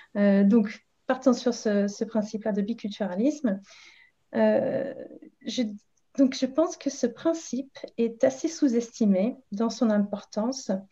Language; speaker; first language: French; non-native, fluent; English